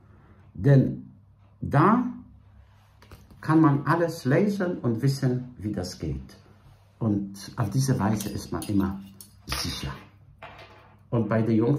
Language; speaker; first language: German; non-native, fluent; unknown